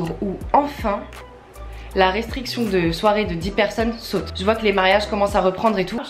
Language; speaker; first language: French; native; French